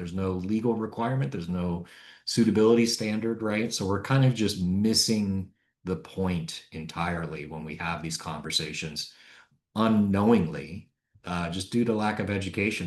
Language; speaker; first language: English; native; English